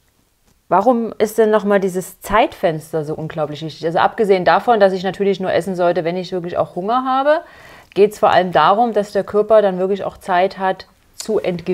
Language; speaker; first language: German; native; German